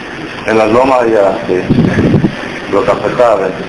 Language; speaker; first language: Spanish; native; Spanish